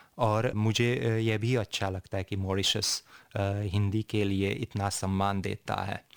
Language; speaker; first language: Hindi; non-native, fluent; Hungarian